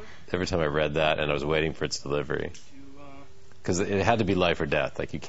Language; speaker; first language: English; native; English